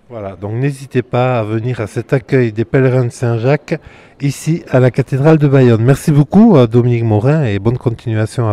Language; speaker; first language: French; native; French